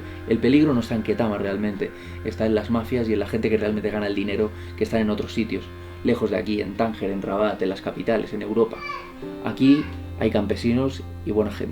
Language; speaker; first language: Spanish; native; Spanish